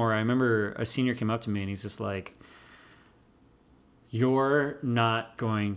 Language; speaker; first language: English; native; English